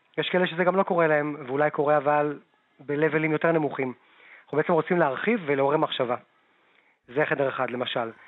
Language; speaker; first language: Hebrew; native; Hebrew